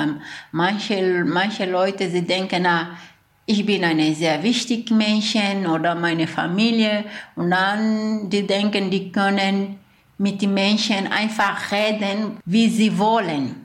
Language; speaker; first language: German; non-native, learner; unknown